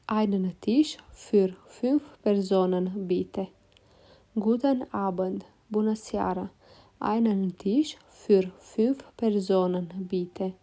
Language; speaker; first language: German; non-native, fluent; Romanian